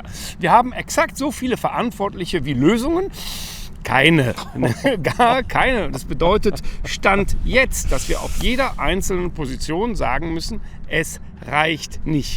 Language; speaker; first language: German; native; German